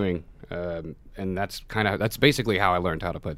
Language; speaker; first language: English; native; English